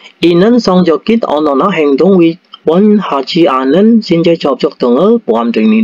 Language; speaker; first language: Korean; non-native, learner; Indonesian